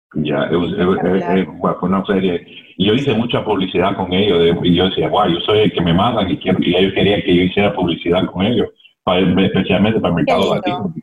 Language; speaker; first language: Spanish; early bilingual, heritage; Spanish